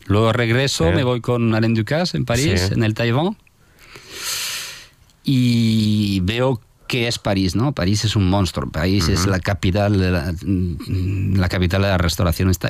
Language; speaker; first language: Spanish; non-native, fluent; French